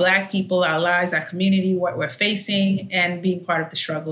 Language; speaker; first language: English; early bilingual, other home language; Haitian Creole